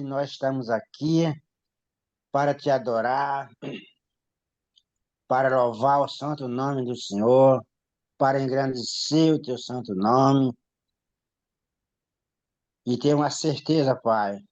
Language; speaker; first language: Portuguese; native; Portuguese